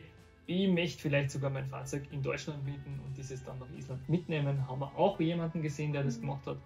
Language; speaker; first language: German; native; German